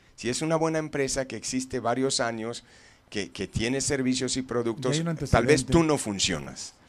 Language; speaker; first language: Spanish; non-native, fluent; English